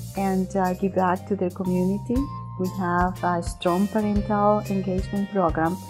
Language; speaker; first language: English; non-native, fluent; Spanish